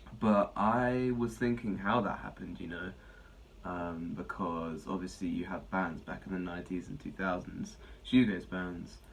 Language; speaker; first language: English; native; English